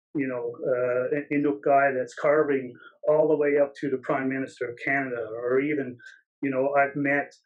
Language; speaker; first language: English; native; English